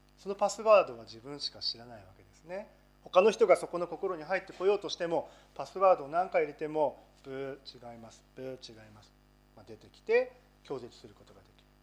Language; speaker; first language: Japanese; native; Japanese